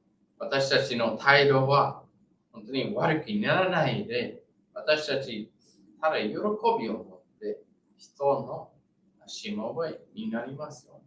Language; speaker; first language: Japanese; non-native, fluent; English